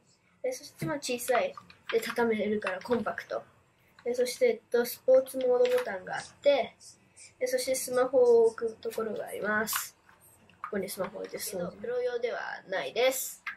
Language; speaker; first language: Japanese; early bilingual, heritage; Japanese